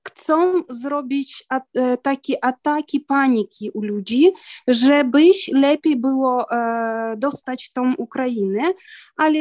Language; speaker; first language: Polish; non-native, learner; Ukrainian